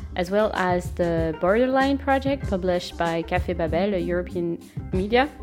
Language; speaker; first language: English; non-native, fluent; French